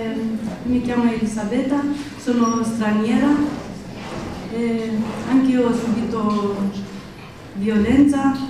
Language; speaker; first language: Italian; non-native, learner; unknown